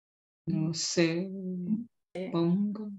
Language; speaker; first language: Spanish; non-native, learner; English